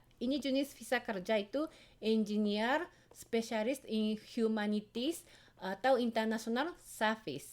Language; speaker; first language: Indonesian; non-native, fluent; Japanese